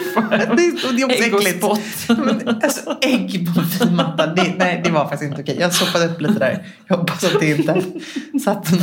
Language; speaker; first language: Swedish; native; Swedish